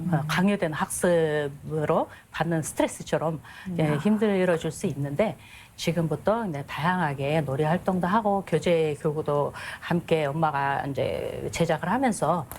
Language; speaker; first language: Korean; non-native, fluent; Kyrgyz